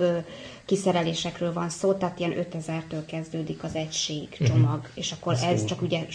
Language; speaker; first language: Hungarian; native; Hungarian